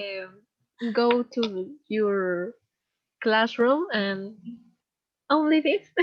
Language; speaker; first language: English; non-native, learner; Spanish